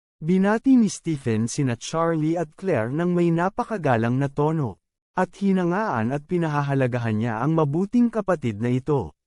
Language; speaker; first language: Filipino; native; Filipino